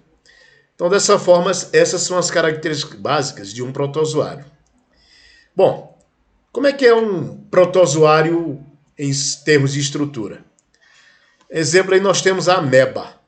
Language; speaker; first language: Portuguese; native; Portuguese